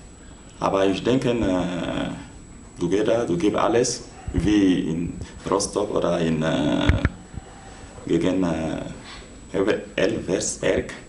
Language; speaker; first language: German; non-native, learner; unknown